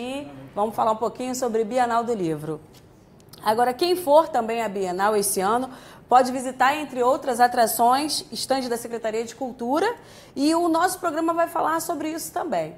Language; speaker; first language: Portuguese; native; Portuguese